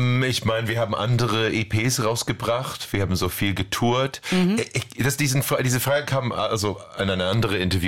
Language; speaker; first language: German; non-native, fluent; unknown